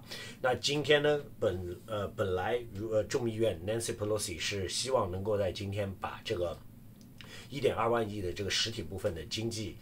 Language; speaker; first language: Chinese; native; Chinese